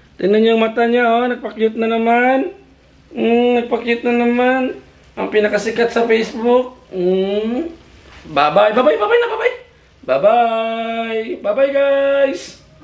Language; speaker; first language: Filipino; non-native, local second language; Cebuano